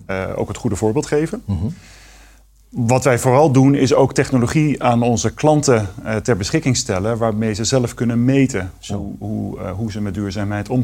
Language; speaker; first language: Dutch; native; Dutch